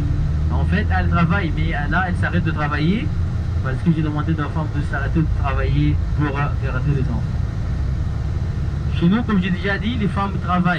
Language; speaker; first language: French; non-native, learner; Arabic